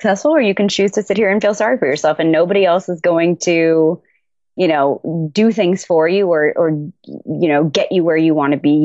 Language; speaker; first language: English; native; English